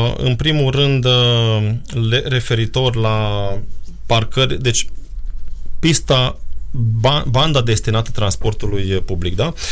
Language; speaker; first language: Romanian; non-native, local second language; Hungarian